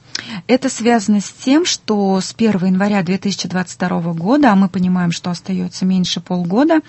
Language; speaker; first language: Russian; native; Russian